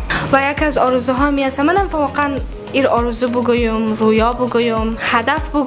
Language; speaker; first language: Persian; native; Persian